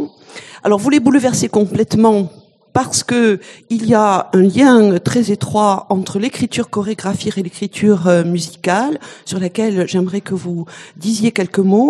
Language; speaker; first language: French; native; French